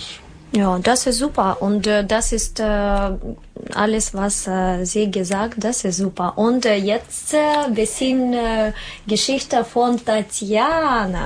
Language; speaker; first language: German; non-native, learner; Russian